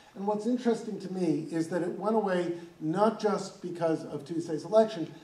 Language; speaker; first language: English; native; English